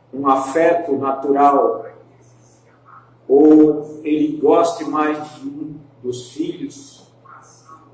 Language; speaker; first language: Portuguese; native; Portuguese